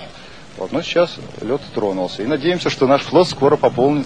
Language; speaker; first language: Russian; native; Russian